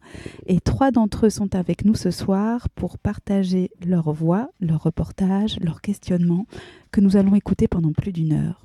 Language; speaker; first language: French; native; French